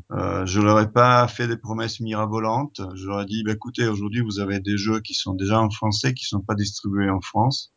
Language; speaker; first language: French; non-native, fluent; Italian